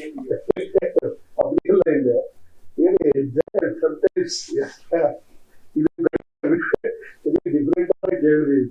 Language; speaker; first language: Tamil; non-native, learner; Kannada